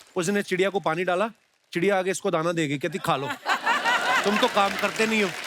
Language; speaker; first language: Hindi; non-native, local second language; Punjabi